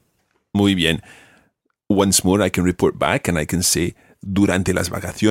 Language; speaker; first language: Spanish; non-native, fluent; English